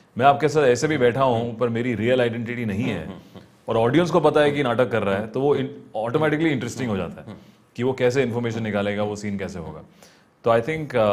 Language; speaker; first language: Hindi; native; Hindi